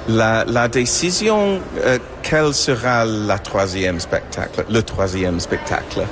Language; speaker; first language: French; non-native, fluent; English